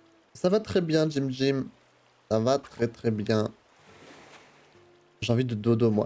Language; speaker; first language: French; native; French